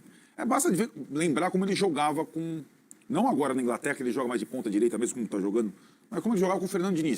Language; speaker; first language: Portuguese; native; Portuguese